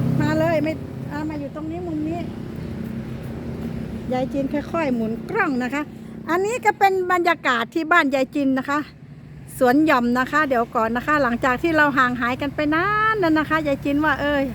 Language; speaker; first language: Thai; native; Thai